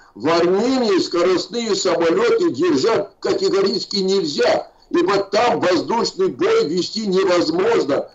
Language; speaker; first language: Russian; non-native, local second language; Armenian